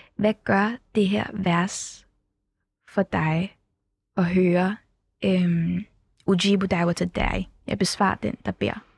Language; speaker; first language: Danish; early bilingual, other home language; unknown